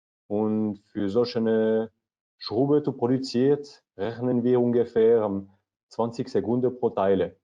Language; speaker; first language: German; non-native, learner; French